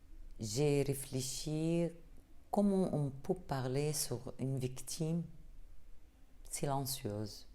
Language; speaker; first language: French; non-native, fluent; Arabic